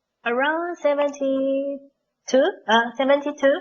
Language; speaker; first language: English; non-native, learner; Chinese